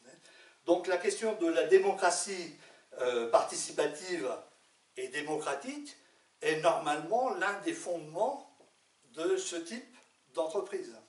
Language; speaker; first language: French; native; French